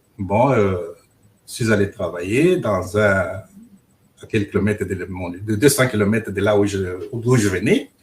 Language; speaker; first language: French; non-native, local second language; Luba-Lulua